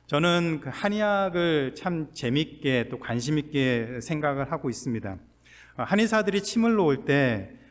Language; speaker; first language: Korean; native; Korean